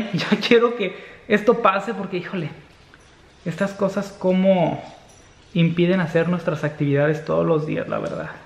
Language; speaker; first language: Spanish; native; Spanish